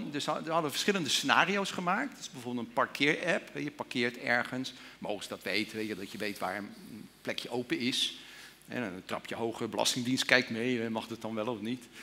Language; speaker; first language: Dutch; native; Dutch